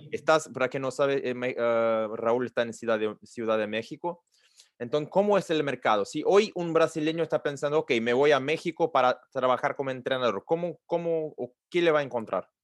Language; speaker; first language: Spanish; non-native, learner; Portuguese